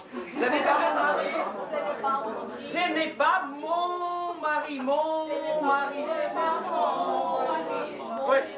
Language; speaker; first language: French; non-native, learner; Russian